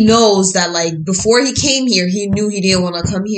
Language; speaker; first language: English; early bilingual, other home language; Haitian Creole